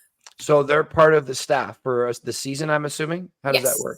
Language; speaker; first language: English; native; English